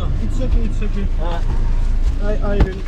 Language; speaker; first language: English; non-native, learner; Thai